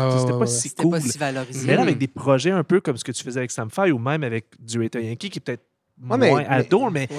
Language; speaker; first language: French; native; French